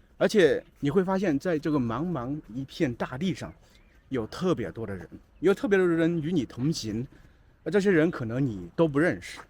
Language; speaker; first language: Chinese; native; Chinese